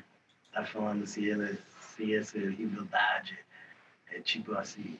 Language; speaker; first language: Portuguese; non-native, learner; English